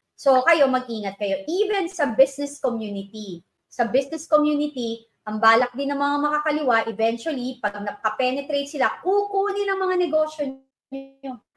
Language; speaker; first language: Filipino; native; Filipino